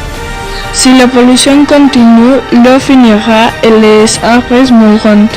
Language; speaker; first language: French; non-native, learner; Spanish